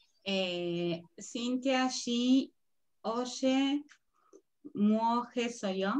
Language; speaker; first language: Korean; non-native, learner; Spanish